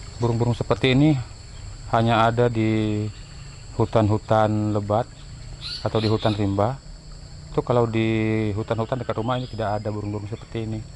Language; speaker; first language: Indonesian; non-native, local second language; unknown